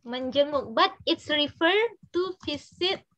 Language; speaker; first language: English; non-native, fluent; Indonesian